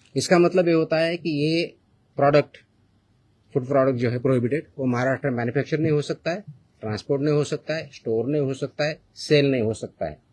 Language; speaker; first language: Hindi; non-native, local second language; Marathi